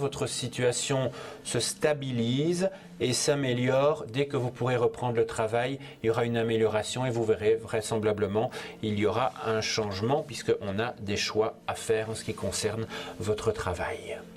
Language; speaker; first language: French; native; French